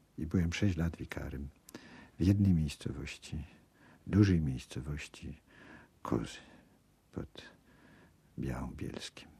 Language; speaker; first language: Polish; native; Polish